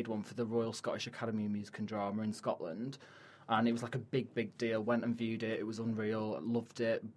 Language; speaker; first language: English; native; English